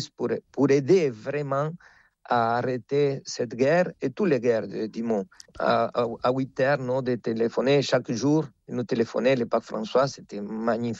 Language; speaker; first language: French; non-native, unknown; Spanish